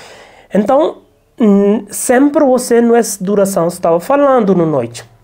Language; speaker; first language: Portuguese; non-native, learner; Hindi